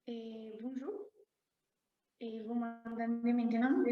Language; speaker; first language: French; non-native, learner; Spanish